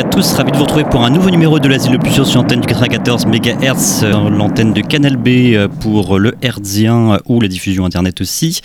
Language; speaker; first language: French; native; French